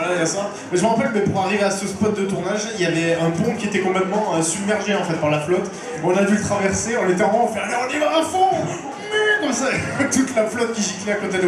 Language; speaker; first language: French; native; French